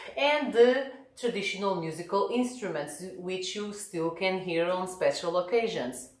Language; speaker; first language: English; non-native, fluent; Portuguese